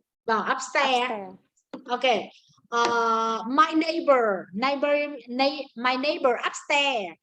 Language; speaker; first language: English; non-native, learner; Vietnamese